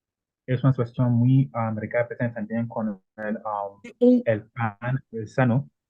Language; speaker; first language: Spanish; non-native, learner; Italian